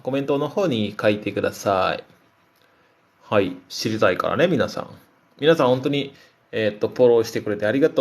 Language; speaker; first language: Japanese; non-native, fluent; Indonesian